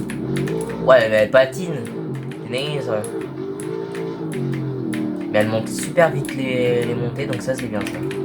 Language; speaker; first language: French; native; French